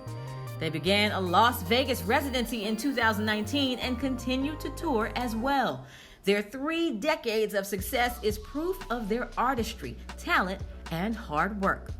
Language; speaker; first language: English; native; English